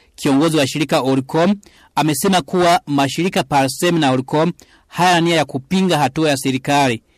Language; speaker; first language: Swahili; non-native, local second language; Rundi